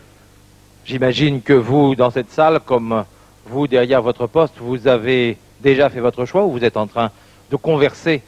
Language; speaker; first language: French; native; French